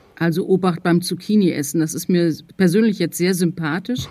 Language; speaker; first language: German; native; German